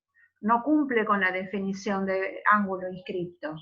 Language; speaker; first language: Spanish; native; Spanish